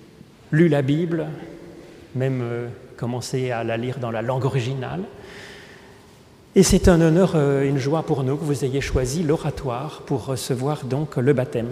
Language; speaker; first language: French; native; French